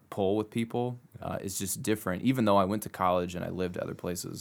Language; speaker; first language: English; native; English